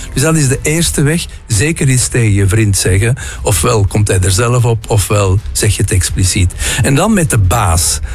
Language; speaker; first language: Dutch; native; Dutch